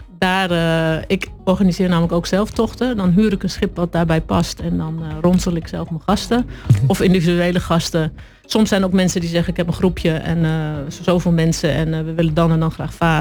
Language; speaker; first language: Dutch; native; Dutch